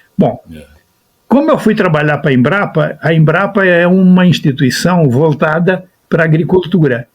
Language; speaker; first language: Portuguese; native; Portuguese